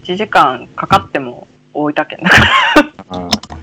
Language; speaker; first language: Japanese; native; Japanese